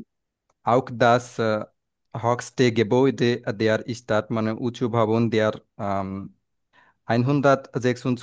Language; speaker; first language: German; non-native, learner; Bangla